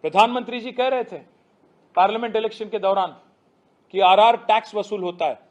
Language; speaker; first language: Hindi; non-native, local second language; Telugu